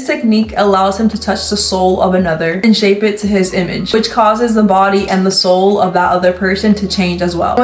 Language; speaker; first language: English; native; English